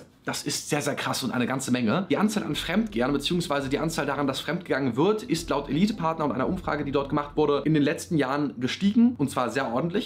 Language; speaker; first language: German; native; German